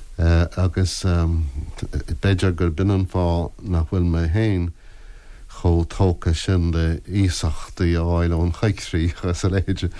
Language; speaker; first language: Irish; non-native, local second language; English